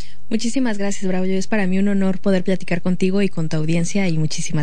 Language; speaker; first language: Spanish; native; Spanish